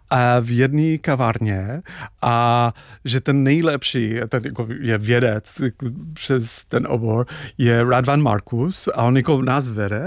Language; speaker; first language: Czech; non-native, fluent; English